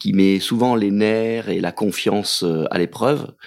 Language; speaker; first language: French; native; French